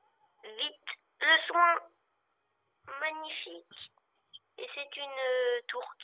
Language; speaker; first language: French; native; French